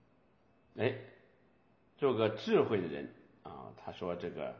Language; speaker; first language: Chinese; native; Chinese